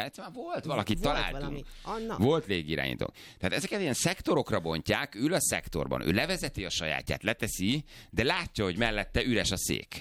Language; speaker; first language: Hungarian; native; Hungarian